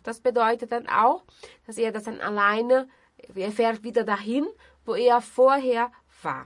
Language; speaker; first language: German; non-native, fluent; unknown